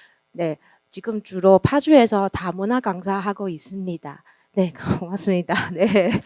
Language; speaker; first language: Korean; non-native, learner; Chinese